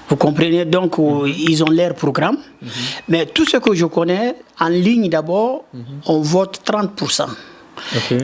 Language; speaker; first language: French; non-native, local second language; Susu